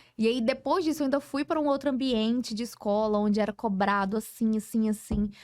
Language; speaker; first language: Portuguese; early bilingual, heritage; Portuguese